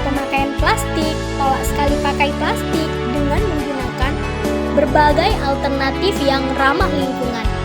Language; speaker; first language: Indonesian; native; Indonesian